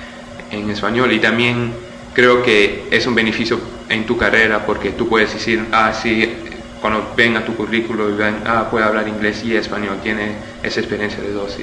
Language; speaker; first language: Spanish; early bilingual, heritage; Spanish